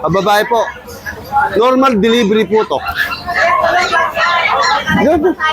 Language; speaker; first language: Filipino; native; Filipino